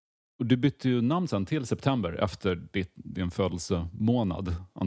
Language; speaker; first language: Swedish; native; Swedish